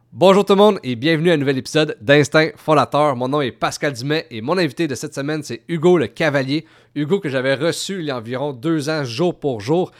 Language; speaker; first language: French; native; French